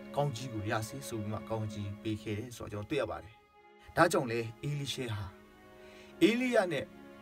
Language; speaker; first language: Burmese; non-native, local second language; Thado Chin